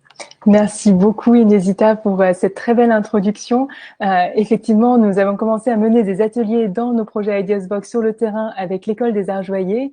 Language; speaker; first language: French; native; French